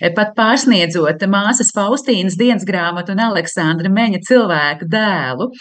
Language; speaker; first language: Latvian; native; Latvian